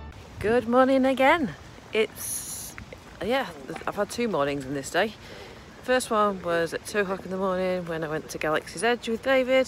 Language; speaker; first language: English; native; English